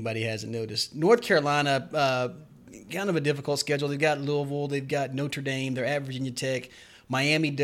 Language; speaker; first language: English; native; English